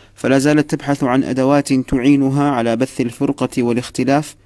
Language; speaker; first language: Arabic; non-native, fluent; Amharic